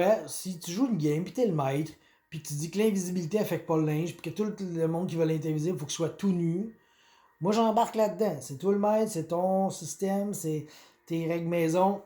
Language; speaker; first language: French; native; French